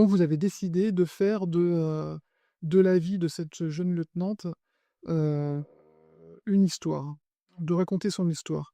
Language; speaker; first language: French; native; French